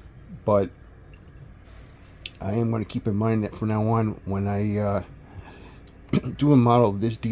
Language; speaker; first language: English; native; English